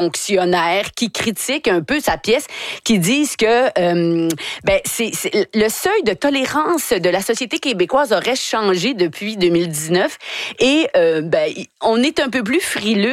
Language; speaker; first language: French; native; French